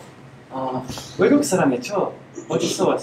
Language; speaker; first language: Korean; non-native, learner; French